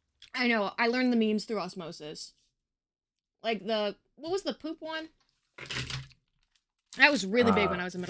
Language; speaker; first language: English; native; English